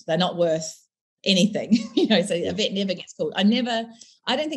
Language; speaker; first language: English; native; English